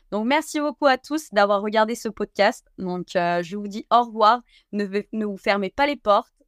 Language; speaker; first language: French; early bilingual, other home language; Spanish